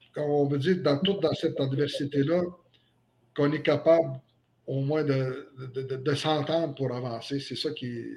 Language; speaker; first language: French; native; French